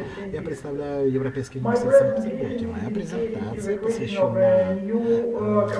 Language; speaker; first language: Russian; non-native, local second language; Azerbaijani